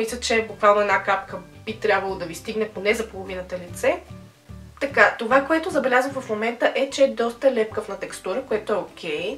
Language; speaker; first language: Bulgarian; native; Bulgarian